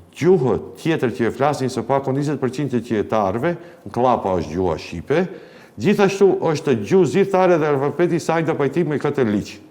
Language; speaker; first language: Albanian; native; Albanian